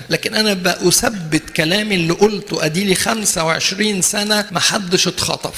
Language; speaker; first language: Arabic; native; Arabic